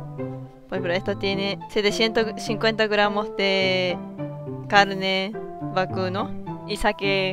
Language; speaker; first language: Spanish; non-native, fluent; Japanese